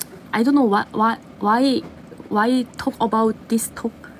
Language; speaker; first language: English; non-native, learner; Korean